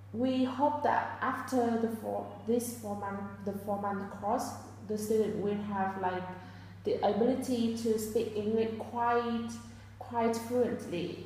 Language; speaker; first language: English; non-native, fluent; Vietnamese